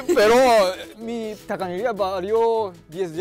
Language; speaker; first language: Spanish; non-native, fluent; Japanese